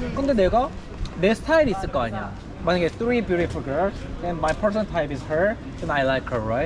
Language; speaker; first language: Korean; native; Korean